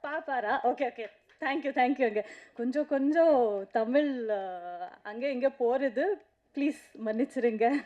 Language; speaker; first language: Tamil; non-native, learner; Kannada